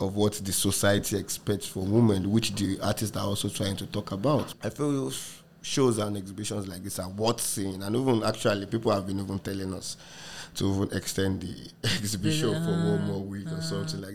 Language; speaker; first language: English; non-native, local second language; Yoruba